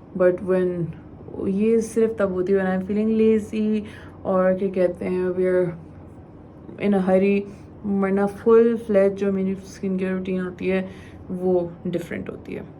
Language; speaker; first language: Urdu; native; Urdu